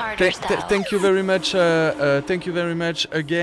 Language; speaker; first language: English; non-native, learner; French